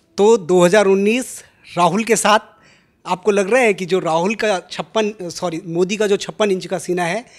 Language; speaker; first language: Hindi; native; Hindi